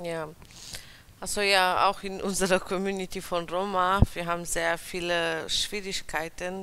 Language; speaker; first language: German; early bilingual, other home language; Romany